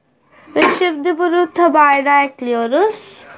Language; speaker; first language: Turkish; non-native, learner; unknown